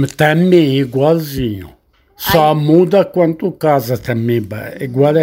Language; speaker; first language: Portuguese; non-native, learner; Arabic